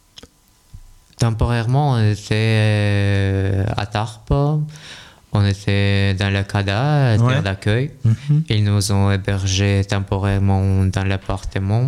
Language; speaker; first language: French; non-native, learner; Russian